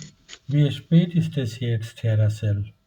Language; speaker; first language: German; non-native, fluent; Bangla